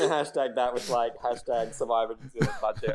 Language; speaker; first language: English; native; English